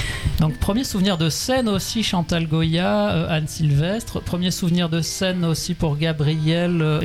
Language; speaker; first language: French; native; French